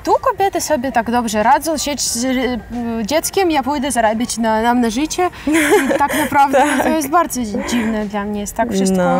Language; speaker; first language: Polish; non-native, fluent; Ukrainian